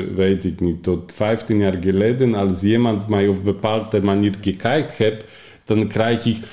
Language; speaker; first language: Dutch; non-native, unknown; Polish